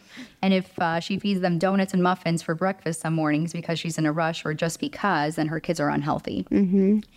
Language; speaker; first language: English; early bilingual, other home language; Romanian